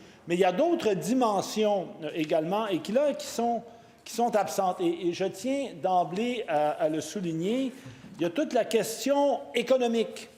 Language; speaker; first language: French; native; French